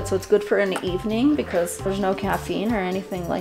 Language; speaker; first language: English; native; English